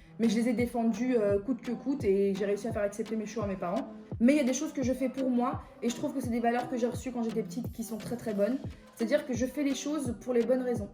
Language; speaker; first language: French; early bilingual, other home language; Persian